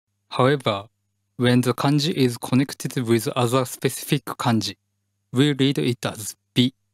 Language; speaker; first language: English; non-native, fluent; Japanese